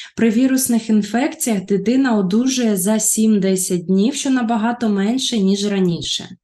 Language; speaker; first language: Ukrainian; native; Ukrainian